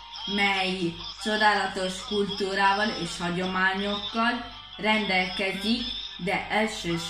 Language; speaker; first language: Hungarian; early bilingual, heritage; Hungarian